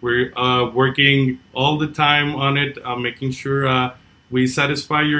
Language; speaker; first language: English; non-native, fluent; Spanish